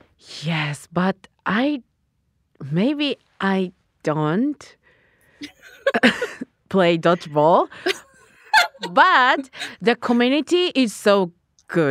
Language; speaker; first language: English; non-native, learner; Japanese